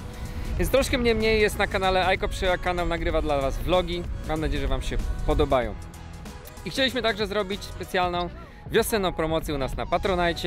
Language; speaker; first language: Polish; native; Polish